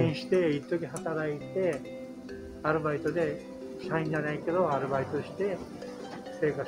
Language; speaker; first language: Japanese; native; Japanese